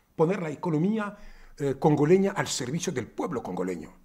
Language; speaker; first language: Spanish; non-native, fluent; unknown